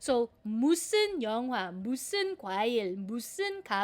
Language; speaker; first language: Korean; non-native, fluent; Filipino